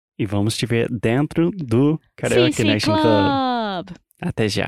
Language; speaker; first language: Portuguese; non-native, fluent; English